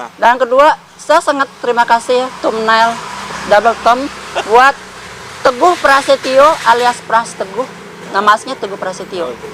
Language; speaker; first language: Indonesian; non-native, local second language; Minangkabau